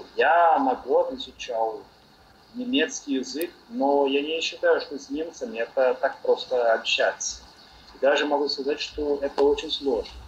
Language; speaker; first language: Russian; non-native, learner; Portuguese